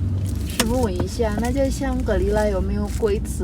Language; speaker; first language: Chinese; non-native, learner; Indonesian